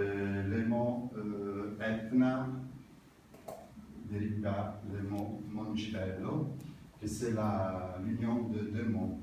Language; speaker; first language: French; non-native, learner; Italian